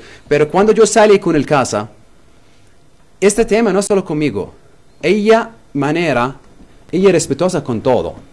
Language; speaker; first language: Spanish; non-native, learner; Arabic